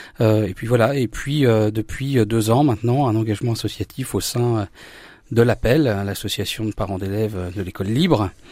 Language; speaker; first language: French; native; French